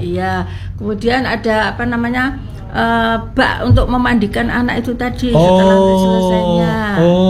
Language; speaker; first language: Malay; non-native, local second language; Javanese